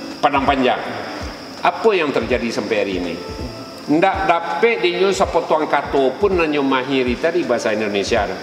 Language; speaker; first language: Malay; non-native, local second language; Minangkabau